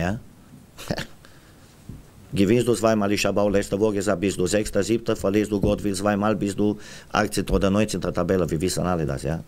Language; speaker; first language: German; non-native, fluent; Romanian